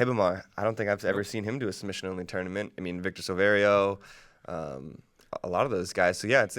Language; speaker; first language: English; native; English